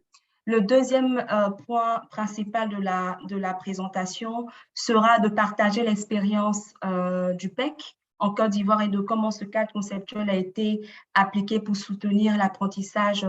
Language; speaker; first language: French; native; French